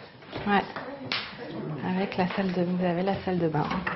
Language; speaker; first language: French; native; French